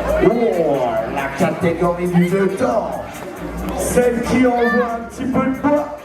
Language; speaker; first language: French; native; French